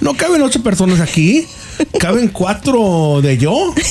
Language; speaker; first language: Spanish; early bilingual, heritage; Spanish